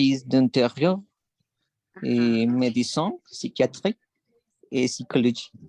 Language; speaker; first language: French; non-native, learner; Spanish